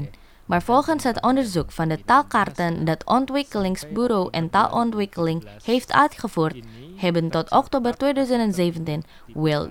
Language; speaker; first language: Dutch; non-native, fluent; Indonesian